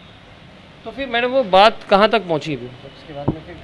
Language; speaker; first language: Hindi; native; Hindi